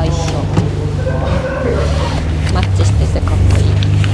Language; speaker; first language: Japanese; native; Japanese